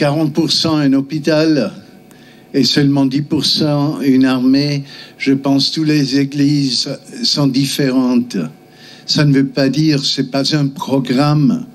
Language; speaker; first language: French; non-native, local second language; German